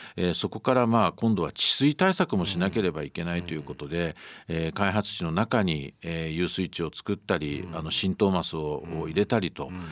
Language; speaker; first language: Japanese; native; Japanese